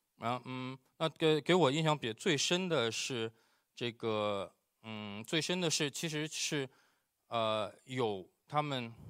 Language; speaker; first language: Chinese; native; Chinese